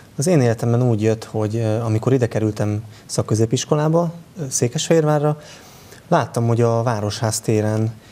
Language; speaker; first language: Hungarian; native; Hungarian